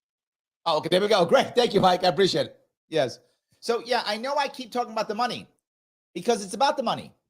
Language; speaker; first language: English; native; English